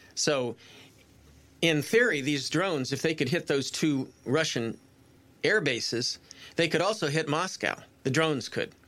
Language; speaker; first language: English; native; English